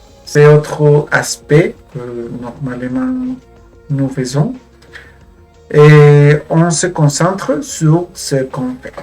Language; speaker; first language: French; non-native, fluent; Spanish